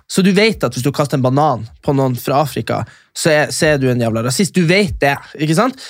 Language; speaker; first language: Norwegian; native; Norwegian